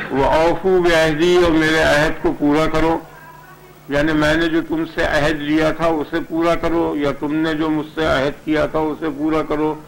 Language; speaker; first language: Urdu; native; Urdu